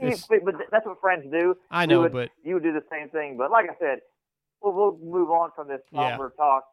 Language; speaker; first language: English; native; English